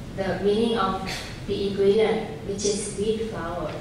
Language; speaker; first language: English; non-native, fluent; Thai